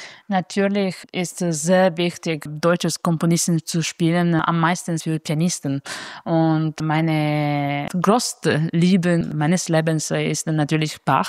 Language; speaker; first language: German; non-native, fluent; Italian